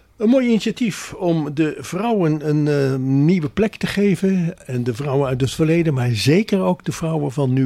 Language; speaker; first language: Dutch; native; Dutch